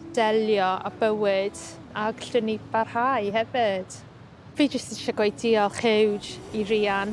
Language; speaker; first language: Welsh; native; Welsh